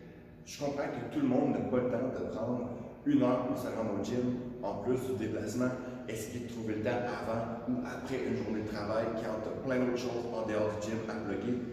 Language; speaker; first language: French; native; French